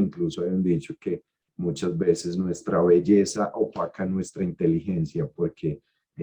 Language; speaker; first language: Spanish; native; Spanish